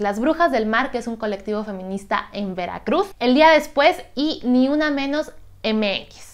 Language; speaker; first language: Spanish; native; Spanish